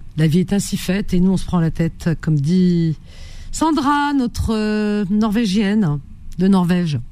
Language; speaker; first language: French; native; French